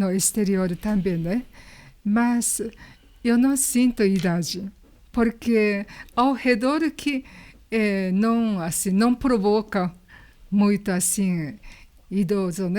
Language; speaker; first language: Portuguese; non-native, learner; Japanese